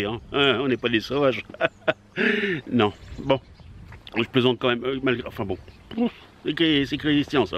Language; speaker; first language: French; native; French